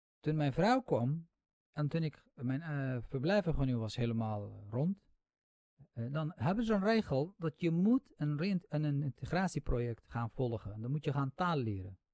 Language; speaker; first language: Dutch; non-native, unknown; Kurdish